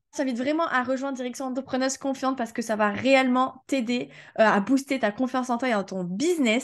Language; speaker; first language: French; native; French